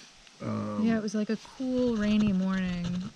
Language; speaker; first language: English; native; English